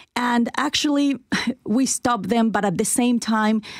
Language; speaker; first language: English; non-native, fluent; Spanish